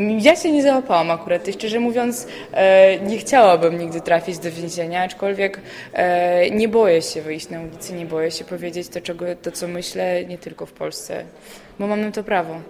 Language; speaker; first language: Polish; non-native, fluent; Belarusian